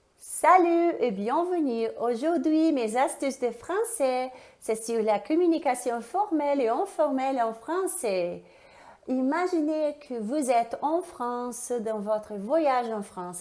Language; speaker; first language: French; non-native, fluent; Portuguese